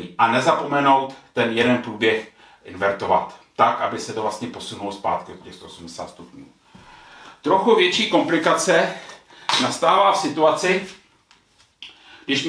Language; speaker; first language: Czech; native; Czech